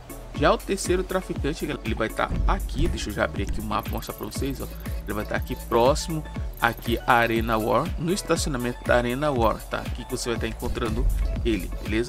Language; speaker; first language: Portuguese; native; Portuguese